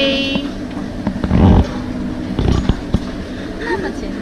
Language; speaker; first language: Chinese; non-native, fluent; Korean